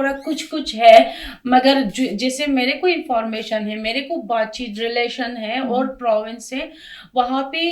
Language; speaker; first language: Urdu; non-native, fluent; Persian